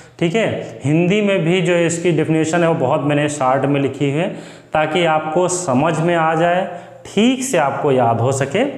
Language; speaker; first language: Hindi; native; Hindi